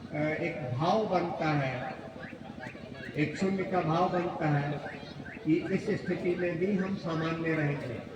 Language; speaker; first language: Hindi; native; Hindi